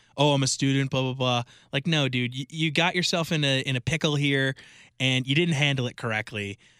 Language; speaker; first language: English; native; English